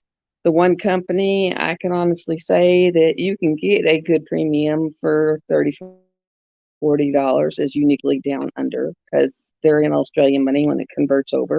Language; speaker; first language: English; native; English